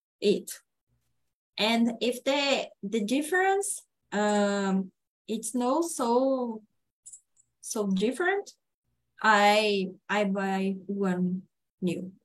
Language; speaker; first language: English; non-native, learner; Portuguese